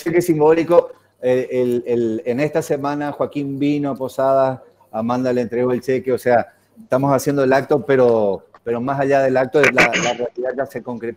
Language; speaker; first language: Spanish; native; Spanish